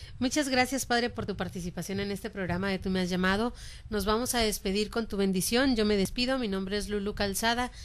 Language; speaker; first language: Spanish; native; Spanish